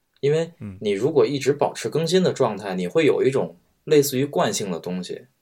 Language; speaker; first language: Chinese; native; Chinese